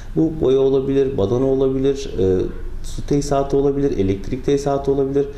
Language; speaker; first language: Turkish; native; Turkish